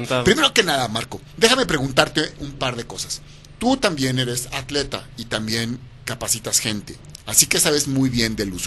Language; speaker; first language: Spanish; native; Spanish